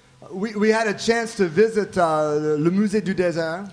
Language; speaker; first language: English; native; English